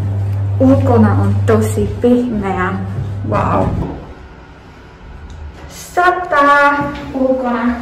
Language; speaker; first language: Finnish; non-native, learner; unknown